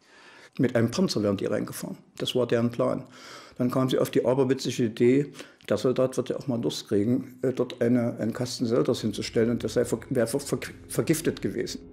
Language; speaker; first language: German; native; German